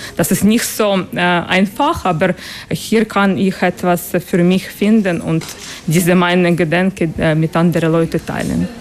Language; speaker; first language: German; non-native, learner; Russian